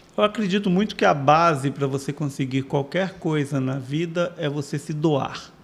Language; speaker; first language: Portuguese; native; Portuguese